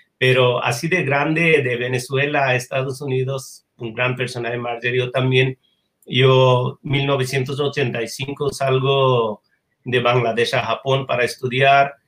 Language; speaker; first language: Spanish; non-native, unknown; Bangla